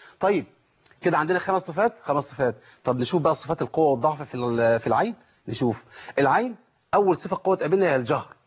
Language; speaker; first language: Arabic; native; Arabic